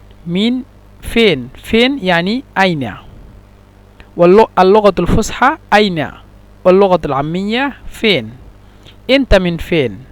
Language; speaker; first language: Arabic; non-native, fluent; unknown